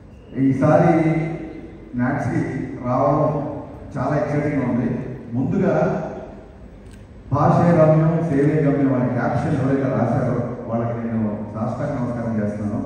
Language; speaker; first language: Telugu; native; Telugu